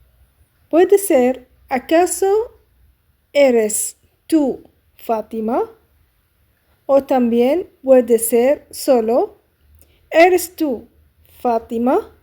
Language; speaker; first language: Spanish; non-native, fluent; Arabic